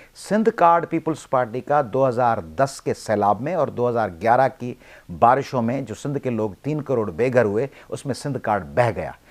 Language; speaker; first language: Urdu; non-native, local second language; Sindhi